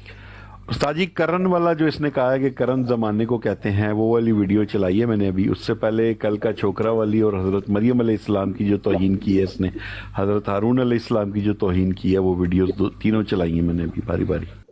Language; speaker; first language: Hindi; non-native, local second language; Punjabi